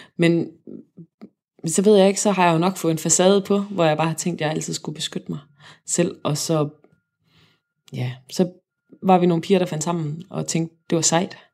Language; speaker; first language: Danish; native; Danish